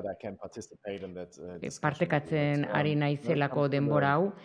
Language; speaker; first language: Basque; non-native, learner; German